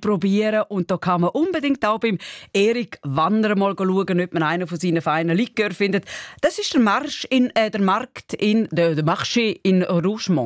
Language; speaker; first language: German; native; German